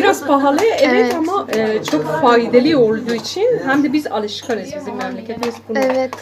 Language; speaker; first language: Turkish; non-native, learner; Persian